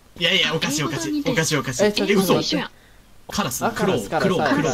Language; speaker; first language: Japanese; native; Japanese